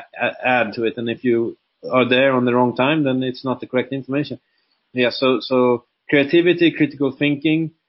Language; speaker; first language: English; non-native, fluent; Swedish